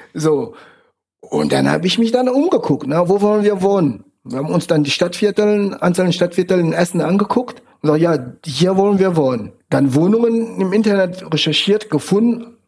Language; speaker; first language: German; non-native, fluent; French